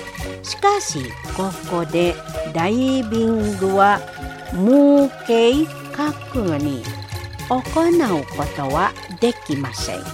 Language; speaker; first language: Japanese; non-native, fluent; Indonesian